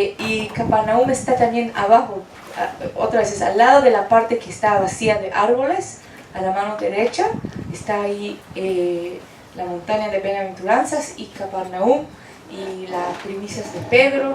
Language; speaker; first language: Spanish; non-native, fluent; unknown